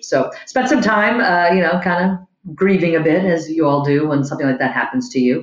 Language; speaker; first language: English; native; English